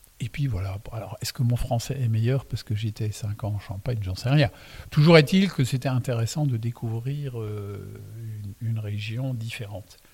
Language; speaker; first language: French; non-native, local second language; Swiss German